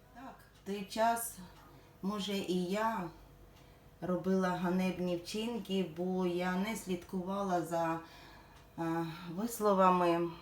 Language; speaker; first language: Ukrainian; non-native, local second language; Russian